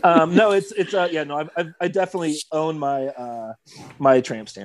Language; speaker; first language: English; native; English